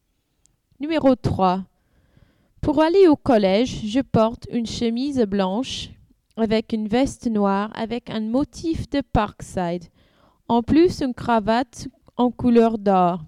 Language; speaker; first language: French; non-native, learner; English